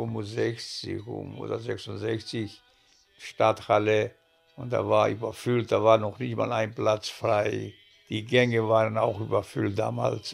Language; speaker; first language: German; non-native, fluent; Greek